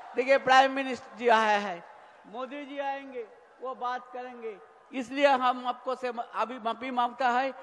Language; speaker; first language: Hindi; non-native, local second language; Bangla